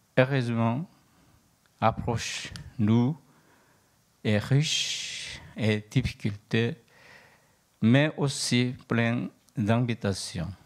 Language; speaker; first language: French; non-native, learner; Korean